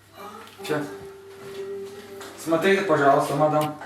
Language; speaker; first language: Russian; non-native, learner; Turkmen